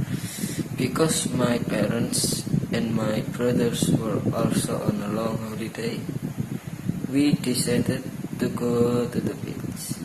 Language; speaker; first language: English; non-native, learner; Indonesian